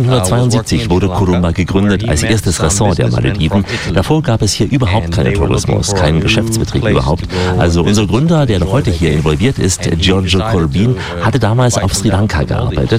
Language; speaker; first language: German; native; German